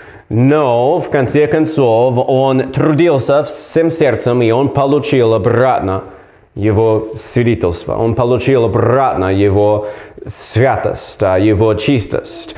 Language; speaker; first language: Russian; non-native, learner; English